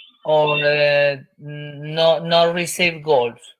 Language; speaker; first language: English; non-native, learner; Spanish